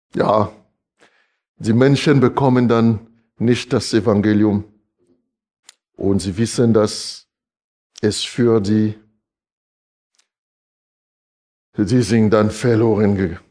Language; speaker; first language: German; non-native, fluent; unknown